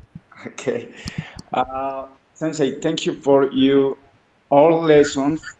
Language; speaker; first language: English; non-native, learner; Spanish